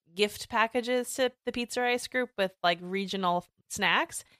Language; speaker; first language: English; native; English